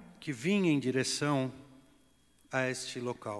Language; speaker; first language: Portuguese; native; Portuguese